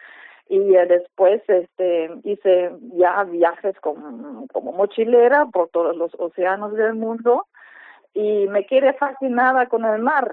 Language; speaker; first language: Spanish; non-native, fluent; German